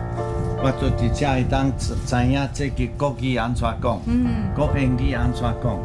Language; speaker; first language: Chinese; non-native, fluent; German